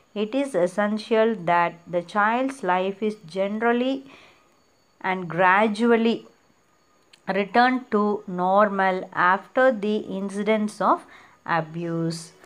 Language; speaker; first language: English; non-native, local second language; Tamil